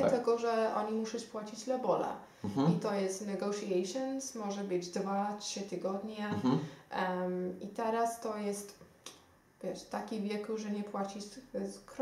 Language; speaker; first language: Polish; non-native, learner; Xhosa